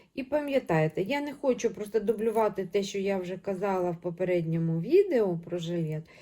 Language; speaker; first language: Ukrainian; non-native, local second language; Russian